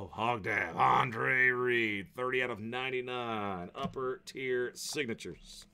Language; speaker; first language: English; native; English